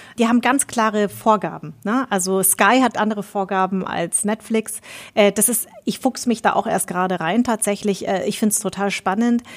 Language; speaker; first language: German; early bilingual, other home language; Vietnamese